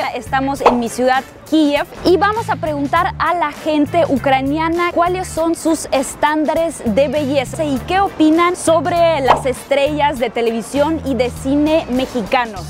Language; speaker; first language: Spanish; non-native, fluent; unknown